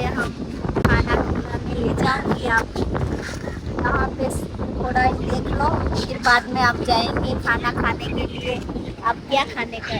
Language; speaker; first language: Hindi; non-native, local second language; Gujarati